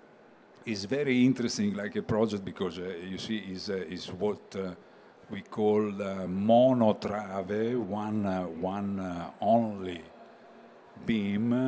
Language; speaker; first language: English; non-native, learner; Italian